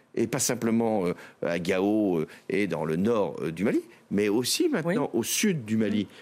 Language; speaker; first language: French; native; French